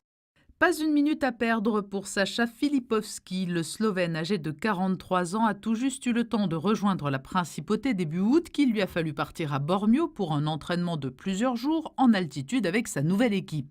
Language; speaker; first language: French; native; French